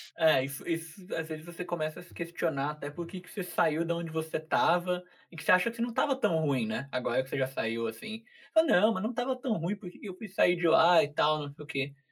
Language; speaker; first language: Portuguese; native; Portuguese